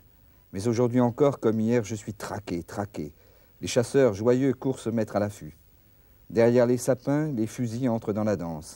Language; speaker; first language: French; native; French